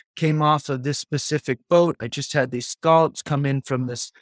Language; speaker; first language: English; native; English